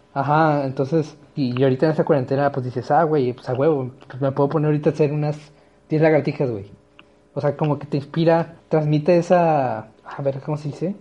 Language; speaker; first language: Spanish; native; Spanish